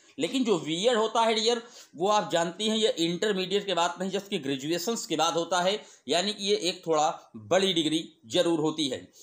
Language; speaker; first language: Hindi; native; Hindi